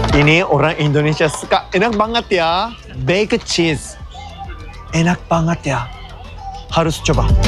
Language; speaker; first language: Indonesian; non-native, fluent; Japanese